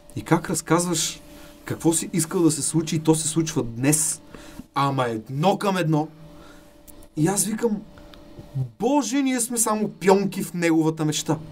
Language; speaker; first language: Bulgarian; native; Bulgarian